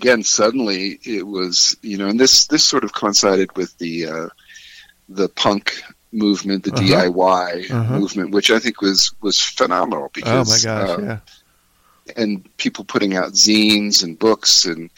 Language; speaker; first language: English; native; English